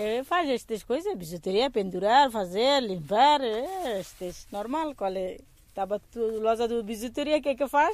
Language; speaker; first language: Portuguese; non-native, learner; Bangla